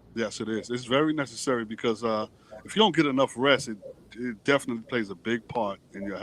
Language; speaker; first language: English; native; English